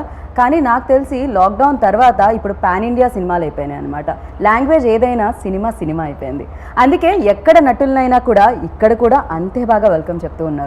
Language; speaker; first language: Telugu; native; Telugu